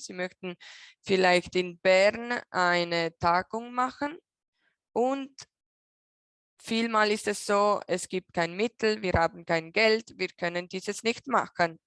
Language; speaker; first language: German; non-native, local second language; Italian